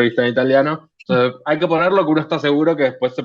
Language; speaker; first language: Spanish; native; Spanish